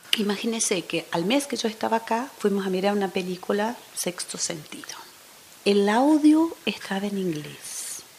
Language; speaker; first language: Spanish; non-native, fluent; Portuguese